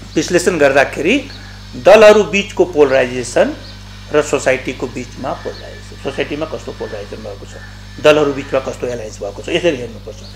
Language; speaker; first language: Nepali; non-native, local second language; Maithili